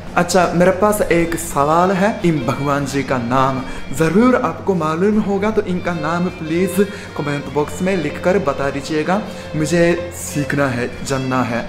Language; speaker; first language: Hindi; non-native, fluent; Japanese